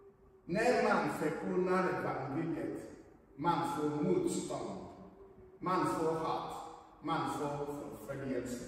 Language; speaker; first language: Swedish; non-native, fluent; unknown